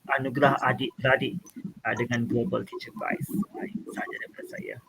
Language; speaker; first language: Malay; native; Malay